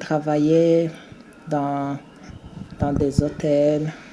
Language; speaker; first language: French; non-native, local second language; Rundi